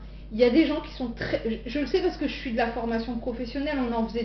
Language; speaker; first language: French; native; French